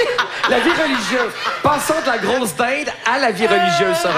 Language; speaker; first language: French; native; French